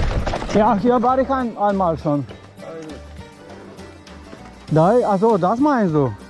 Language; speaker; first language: German; non-native, learner; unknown